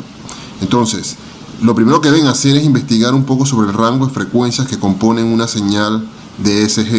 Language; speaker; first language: Spanish; native; Spanish